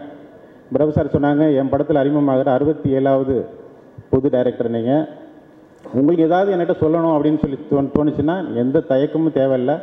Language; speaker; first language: Tamil; native; Tamil